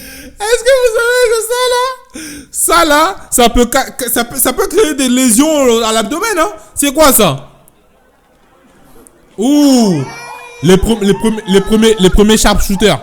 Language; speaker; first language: French; native; French